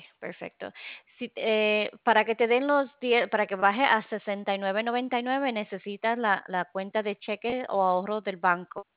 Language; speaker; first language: Spanish; non-native, fluent; English